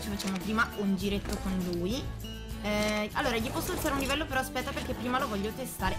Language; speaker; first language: Italian; native; Italian